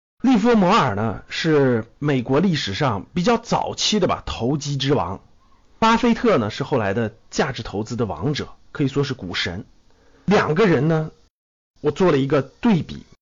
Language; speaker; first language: Chinese; native; Chinese